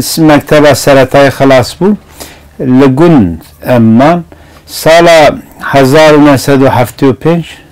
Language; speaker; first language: Kurdish; non-native, local second language; Zaza